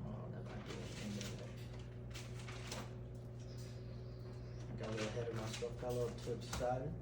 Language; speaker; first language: English; native; English